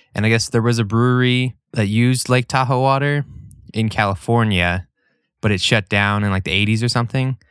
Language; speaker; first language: English; native; English